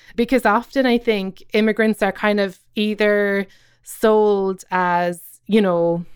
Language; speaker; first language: English; native; English